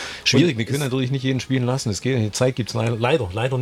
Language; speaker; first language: German; native; German